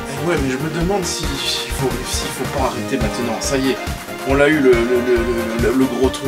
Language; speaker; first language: French; native; French